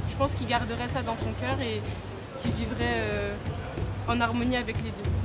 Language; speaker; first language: French; early bilingual, other home language; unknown